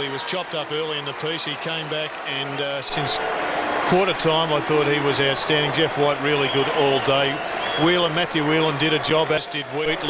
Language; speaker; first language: English; native; English